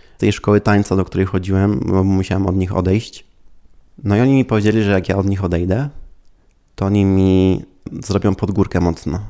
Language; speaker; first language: Polish; early bilingual, heritage; Polish